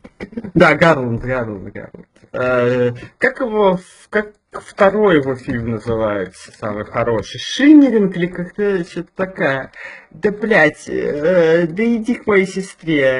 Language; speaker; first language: Russian; native; Russian